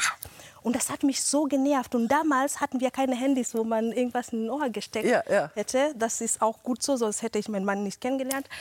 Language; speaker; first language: German; non-native, fluent; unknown